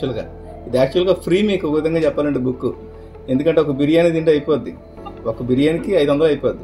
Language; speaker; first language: Telugu; native; Telugu